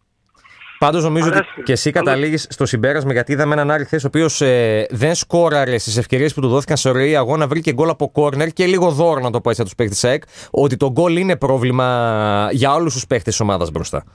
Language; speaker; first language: Greek; native; Greek